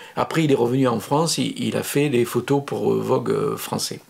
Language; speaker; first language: French; native; French